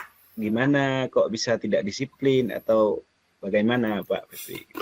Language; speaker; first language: Indonesian; non-native, local second language; Javanese